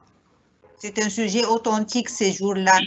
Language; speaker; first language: French; non-native, learner; Arabic